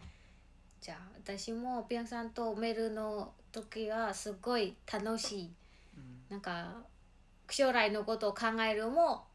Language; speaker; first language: Japanese; non-native, learner; Mongolian